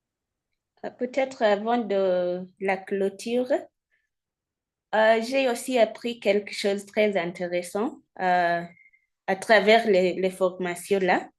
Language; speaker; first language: French; non-native, fluent; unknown